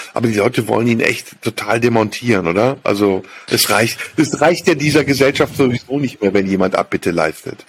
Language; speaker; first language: German; native; German